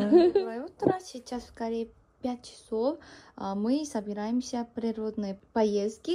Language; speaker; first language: Russian; non-native, fluent; Korean